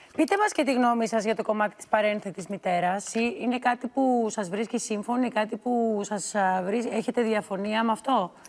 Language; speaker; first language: Greek; native; Greek